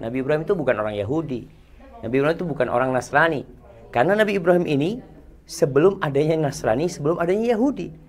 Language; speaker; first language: Indonesian; native; Indonesian